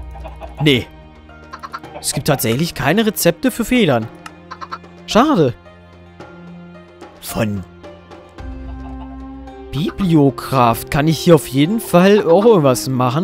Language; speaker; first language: German; native; German